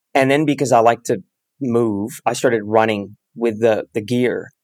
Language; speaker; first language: English; native; English